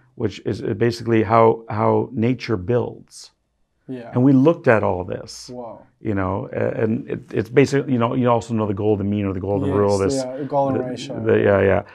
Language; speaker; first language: English; native; English